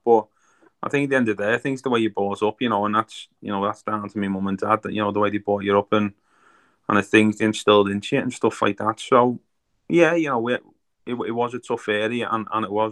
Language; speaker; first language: English; native; English